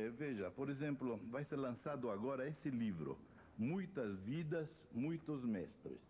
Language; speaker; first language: Portuguese; non-native, fluent; Italian